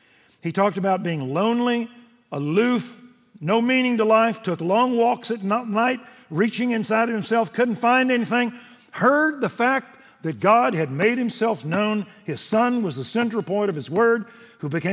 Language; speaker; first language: English; native; English